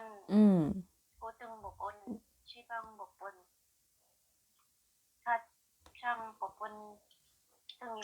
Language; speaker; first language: Korean; non-native, learner; Vietnamese